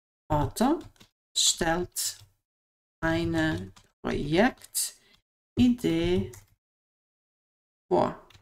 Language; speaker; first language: German; non-native, fluent; Bosnian